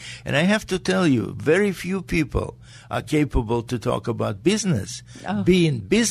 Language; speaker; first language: English; non-native, fluent; Latvian